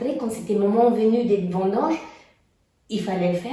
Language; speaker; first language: French; non-native, fluent; Romanian